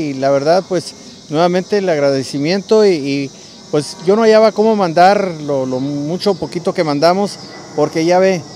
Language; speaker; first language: Spanish; native; Spanish